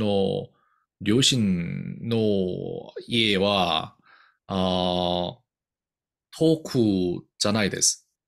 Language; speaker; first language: Japanese; non-native, learner; Korean